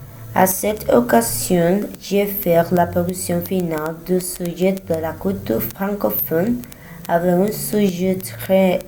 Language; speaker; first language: French; non-native, learner; Spanish